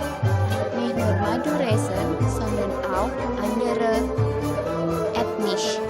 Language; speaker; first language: German; non-native, learner; Indonesian